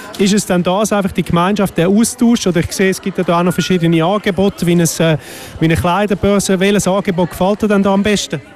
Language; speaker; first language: German; native; German